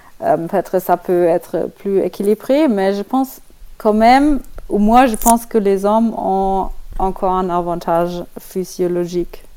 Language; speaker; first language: French; non-native, learner; German